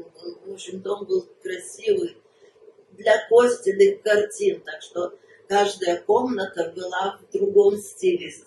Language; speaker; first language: Russian; early bilingual, heritage; Russian